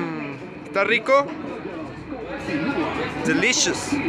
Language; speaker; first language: Spanish; early bilingual, heritage; English